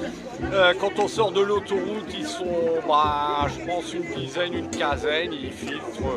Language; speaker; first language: French; native; French